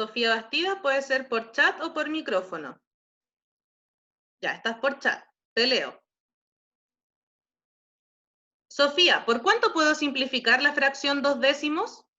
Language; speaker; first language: Spanish; native; Spanish